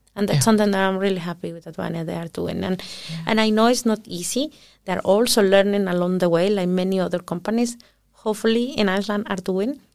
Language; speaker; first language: English; early bilingual, other home language; Spanish